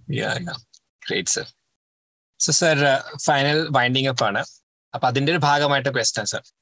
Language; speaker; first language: English; non-native, local second language; Malayalam